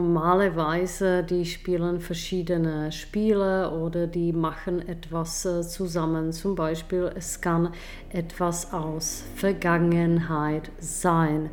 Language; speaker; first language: German; non-native, fluent; Czech